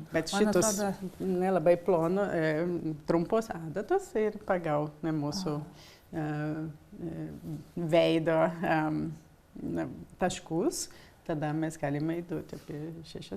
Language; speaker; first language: Lithuanian; early bilingual, heritage; Lithuanian